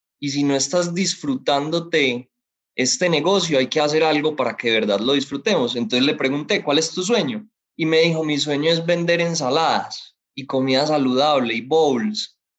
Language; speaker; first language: Spanish; native; Spanish